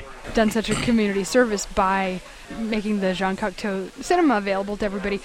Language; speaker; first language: English; native; English